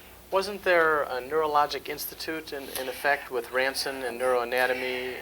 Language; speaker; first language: English; native; English